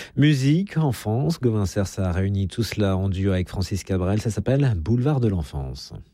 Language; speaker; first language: French; native; French